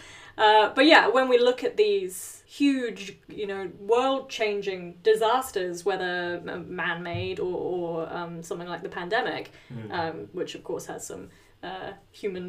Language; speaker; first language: English; native; English